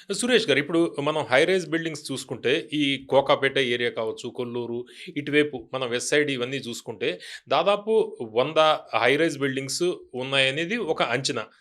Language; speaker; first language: Telugu; native; Telugu